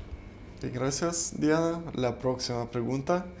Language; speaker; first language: Spanish; non-native, fluent; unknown